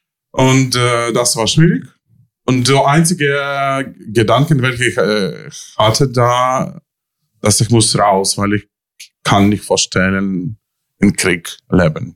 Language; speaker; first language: German; non-native, fluent; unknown